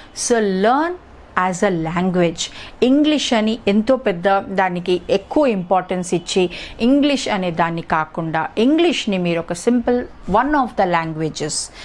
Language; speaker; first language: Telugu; early bilingual, heritage; Telugu